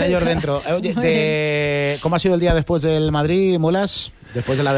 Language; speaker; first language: Spanish; native; Spanish